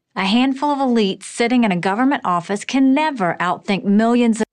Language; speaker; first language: English; native; English